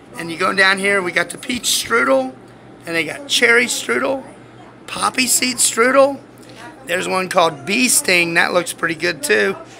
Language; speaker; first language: English; native; English